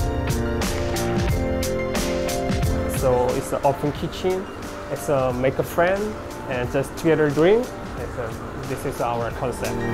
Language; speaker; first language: English; non-native, learner; Korean